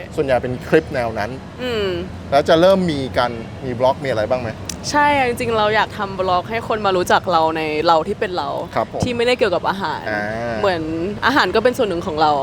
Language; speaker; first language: Thai; native; Thai